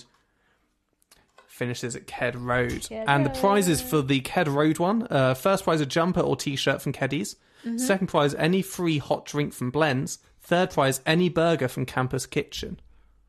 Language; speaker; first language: English; native; English